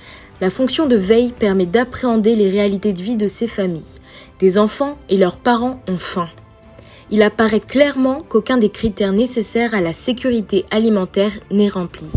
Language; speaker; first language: French; native; French